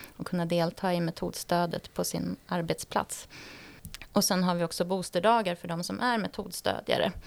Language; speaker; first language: Swedish; native; Swedish